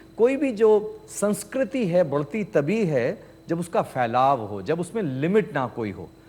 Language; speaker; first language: Hindi; native; Hindi